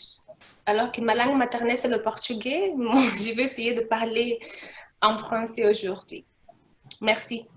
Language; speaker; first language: French; non-native, local second language; Portuguese